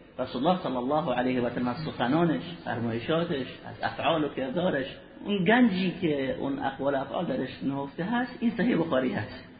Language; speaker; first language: Persian; native; Persian